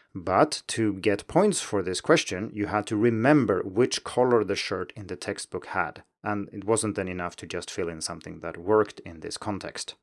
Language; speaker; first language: English; non-native, fluent; Swedish